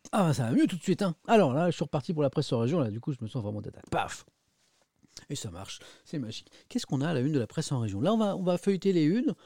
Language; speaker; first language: French; native; French